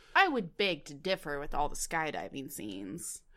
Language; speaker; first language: English; early bilingual, other home language; Swedish